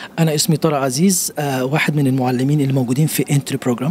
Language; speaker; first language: Arabic; native; Arabic